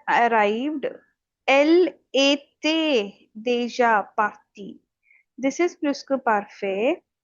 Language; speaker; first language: French; non-native, fluent; Hindi